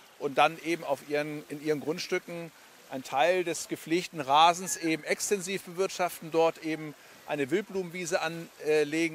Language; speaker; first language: German; native; German